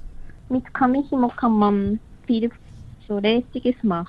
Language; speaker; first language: German; non-native, learner; Japanese